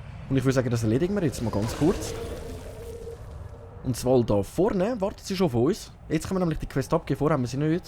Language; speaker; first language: German; native; German